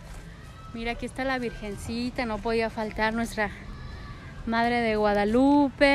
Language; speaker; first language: Spanish; native; Spanish